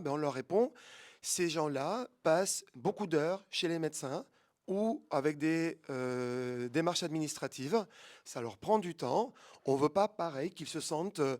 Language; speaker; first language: French; native; French